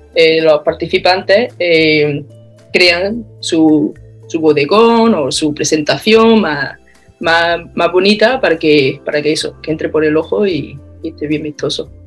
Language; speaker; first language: Spanish; native; Spanish